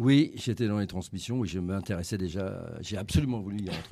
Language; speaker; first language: French; native; French